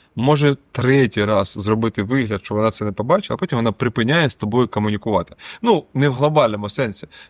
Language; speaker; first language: Ukrainian; non-native, local second language; Russian